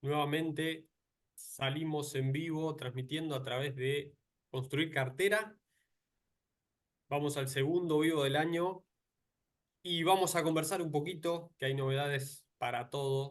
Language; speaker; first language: Spanish; native; Spanish